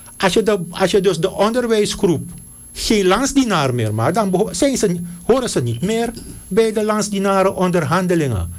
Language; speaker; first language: Dutch; native; Dutch